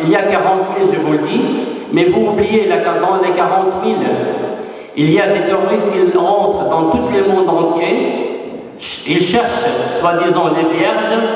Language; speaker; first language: French; non-native, fluent; Arabic